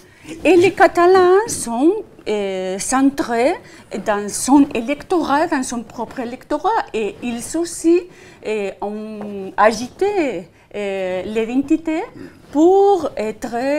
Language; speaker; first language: French; non-native, fluent; Spanish